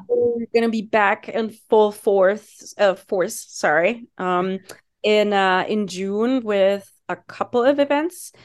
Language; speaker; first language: English; non-native, fluent; German